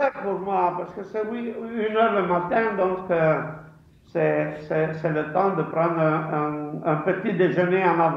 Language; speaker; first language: French; non-native, fluent; Italian